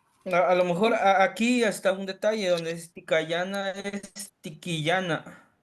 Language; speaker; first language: Spanish; native; Spanish